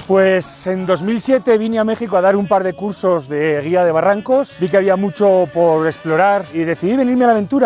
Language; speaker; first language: Spanish; native; Spanish